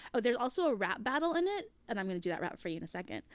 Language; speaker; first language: English; native; English